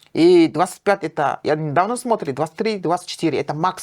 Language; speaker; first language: Russian; non-native, fluent; French